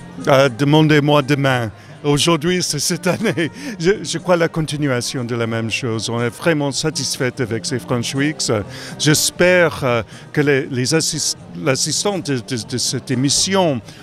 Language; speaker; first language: French; non-native, fluent; English